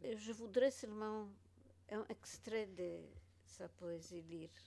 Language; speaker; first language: French; non-native, fluent; Polish